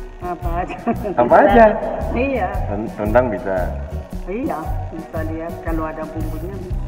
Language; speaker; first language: Indonesian; non-native, learner; Amharic